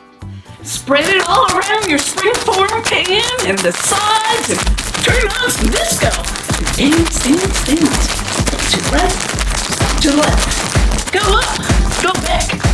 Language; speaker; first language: English; native; English